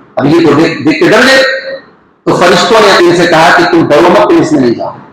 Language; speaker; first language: Urdu; native; Urdu